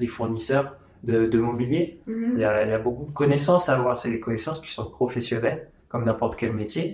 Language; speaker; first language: French; native; French